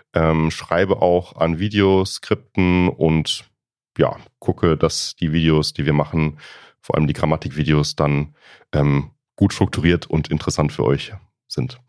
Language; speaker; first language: German; native; German